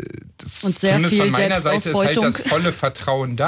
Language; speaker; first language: German; native; German